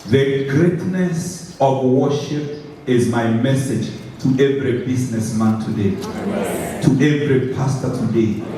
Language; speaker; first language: English; non-native, local second language; Swahili